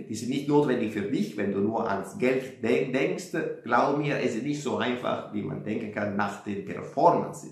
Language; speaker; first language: German; non-native, fluent; Italian